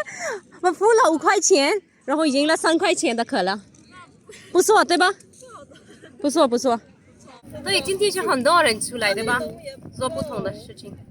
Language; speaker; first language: Chinese; non-native, fluent; Urdu